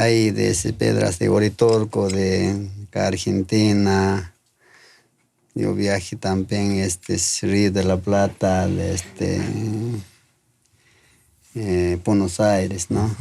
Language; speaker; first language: Spanish; non-native, local second language; Quechua